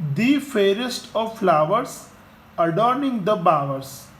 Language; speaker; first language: English; non-native, local second language; Gujarati